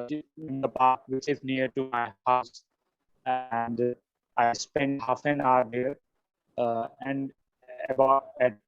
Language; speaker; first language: English; non-native, learner; Hindi